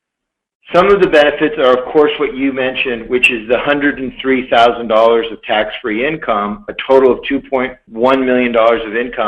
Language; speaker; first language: English; native; English